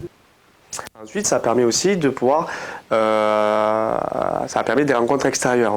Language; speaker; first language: French; native; French